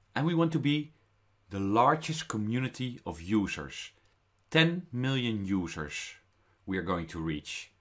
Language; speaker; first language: English; non-native, fluent; Dutch